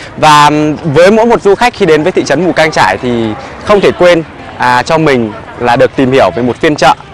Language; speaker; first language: Vietnamese; native; Vietnamese